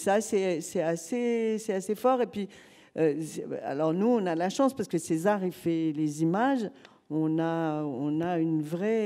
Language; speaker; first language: French; native; French